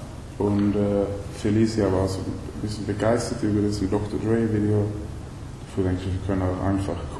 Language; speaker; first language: German; non-native, learner; Swedish